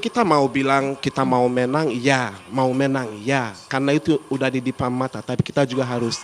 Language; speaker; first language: Indonesian; non-native, fluent; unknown